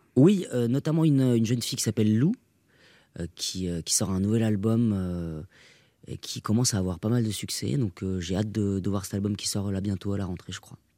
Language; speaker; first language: French; non-native, local second language; Basque